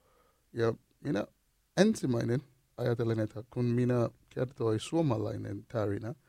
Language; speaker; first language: Finnish; non-native, learner; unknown